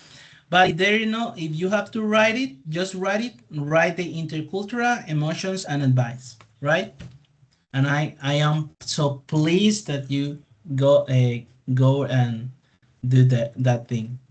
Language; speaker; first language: English; non-native, fluent; Spanish